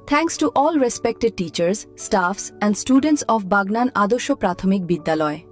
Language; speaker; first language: English; non-native, local second language; Bangla